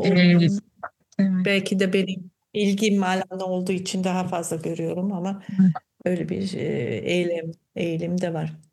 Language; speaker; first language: Turkish; non-native, fluent; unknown